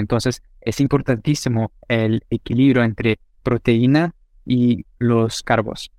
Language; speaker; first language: Spanish; non-native, fluent; Portuguese